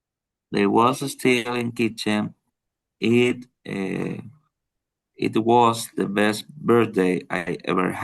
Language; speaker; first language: English; non-native, learner; Spanish